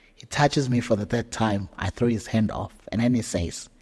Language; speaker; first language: English; non-native, local second language; Zulu